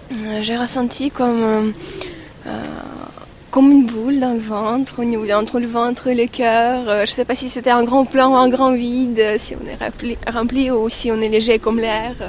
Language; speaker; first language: French; non-native, fluent; Russian